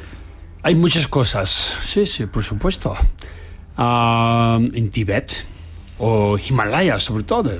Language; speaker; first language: Spanish; non-native, learner; Tibetan